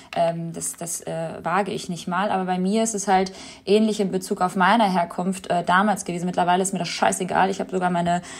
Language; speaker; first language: German; early bilingual, other home language; Albanian